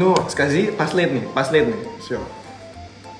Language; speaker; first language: Russian; non-native, learner; Indonesian